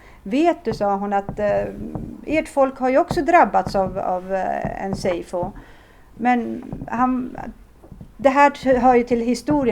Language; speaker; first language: Swedish; early bilingual, other home language; Assyrian Neo-Aramaic